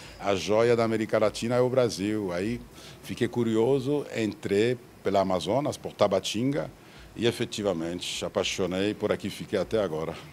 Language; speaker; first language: Portuguese; non-native, fluent; French